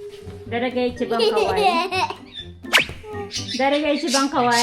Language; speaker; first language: Japanese; non-native, fluent; Filipino